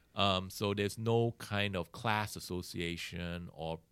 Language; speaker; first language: English; native; English